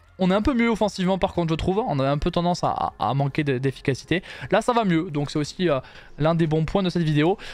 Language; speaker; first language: French; native; French